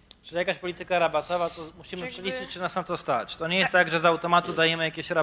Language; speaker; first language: Polish; native; Polish